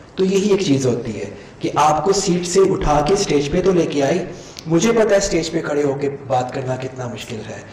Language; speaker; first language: Urdu; non-native, local second language; Punjabi